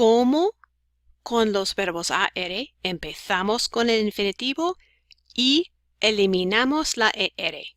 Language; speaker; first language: Spanish; non-native, fluent; English